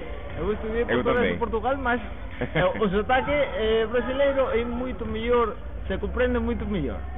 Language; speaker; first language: Portuguese; non-native, learner; Spanish